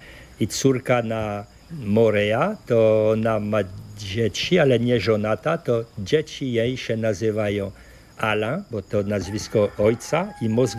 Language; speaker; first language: Polish; early bilingual, heritage; French